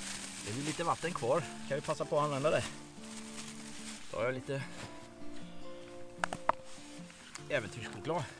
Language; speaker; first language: Swedish; native; Swedish